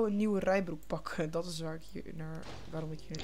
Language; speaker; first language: Dutch; native; Dutch